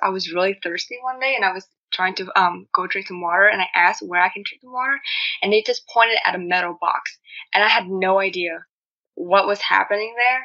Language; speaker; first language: English; non-native, fluent; Vietnamese